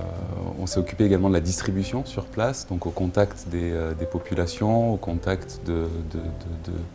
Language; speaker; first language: French; native; French